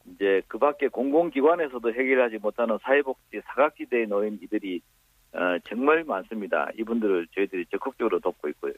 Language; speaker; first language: Korean; native; Korean